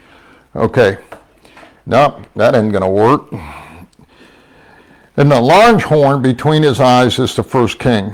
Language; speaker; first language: English; native; English